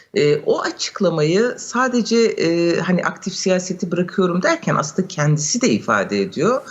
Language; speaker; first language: Turkish; non-native, local second language; Kurdish